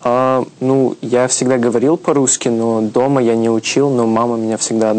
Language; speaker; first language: Russian; early bilingual, heritage; Russian